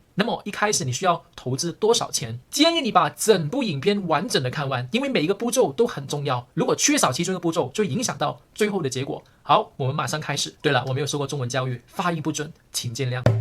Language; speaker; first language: Chinese; early bilingual, heritage; Chinese